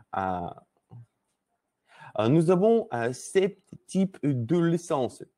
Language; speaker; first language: French; non-native, learner; Russian